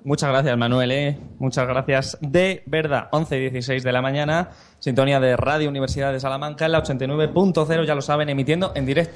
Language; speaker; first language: Spanish; native; Spanish